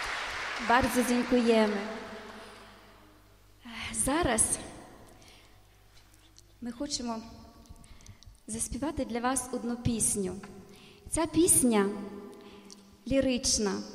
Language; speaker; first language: Polish; non-native, learner; Ukrainian